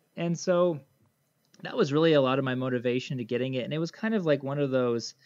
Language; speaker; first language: English; native; English